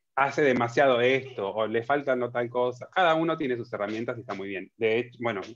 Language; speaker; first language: Spanish; native; Spanish